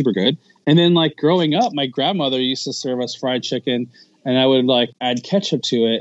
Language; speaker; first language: English; early bilingual, other home language; Filipino